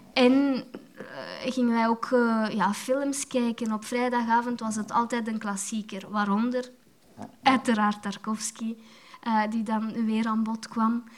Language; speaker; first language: Dutch; early bilingual, other home language; Romanian